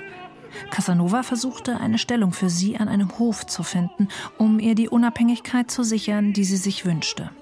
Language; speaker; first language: German; native; German